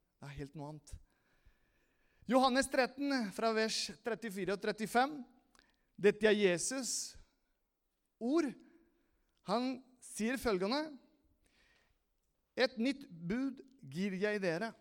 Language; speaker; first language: Norwegian; non-native, fluent; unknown